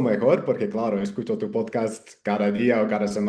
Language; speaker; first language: Spanish; non-native, fluent; English